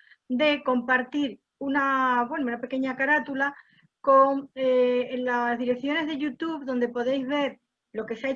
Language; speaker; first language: Spanish; native; Spanish